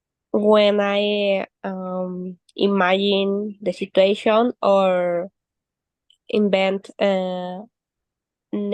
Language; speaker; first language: English; non-native, learner; Spanish